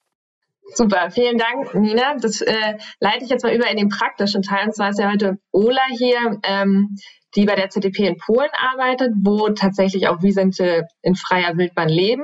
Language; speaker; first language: German; native; German